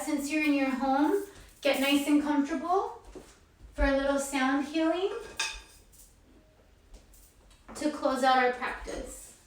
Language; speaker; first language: English; native; English